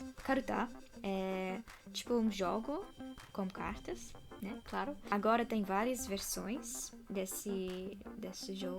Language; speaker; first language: Portuguese; non-native, fluent; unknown